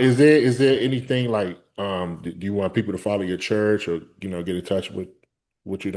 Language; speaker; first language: English; native; English